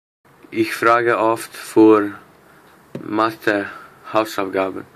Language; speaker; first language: German; non-native, learner; English